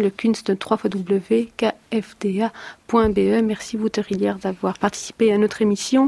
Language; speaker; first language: French; native; French